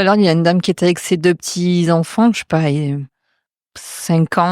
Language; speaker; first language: French; native; French